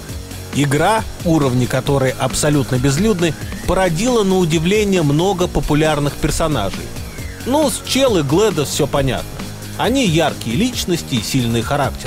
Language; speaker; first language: Russian; native; Russian